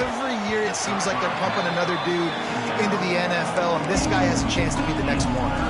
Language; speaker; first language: English; native; English